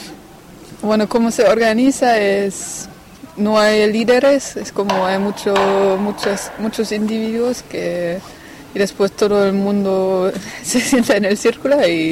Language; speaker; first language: Spanish; non-native, fluent; French